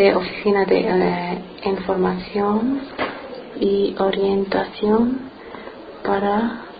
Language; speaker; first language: Spanish; non-native, learner; Arabic